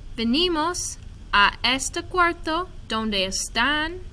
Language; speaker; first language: Spanish; non-native, fluent; English